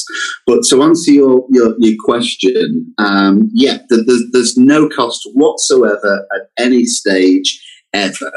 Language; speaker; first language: English; native; English